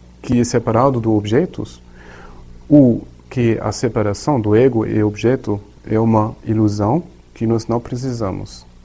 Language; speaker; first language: Portuguese; non-native, learner; German